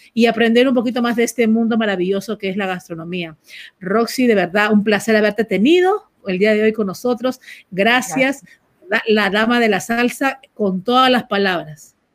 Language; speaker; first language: Spanish; native; Spanish